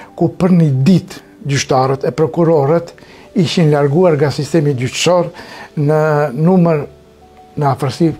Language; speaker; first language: Albanian; non-native, local second language; Romany